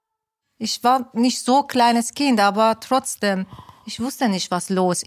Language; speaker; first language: German; non-native, learner; Persian